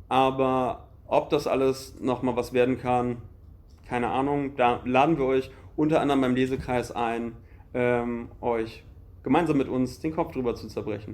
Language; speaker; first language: German; native; German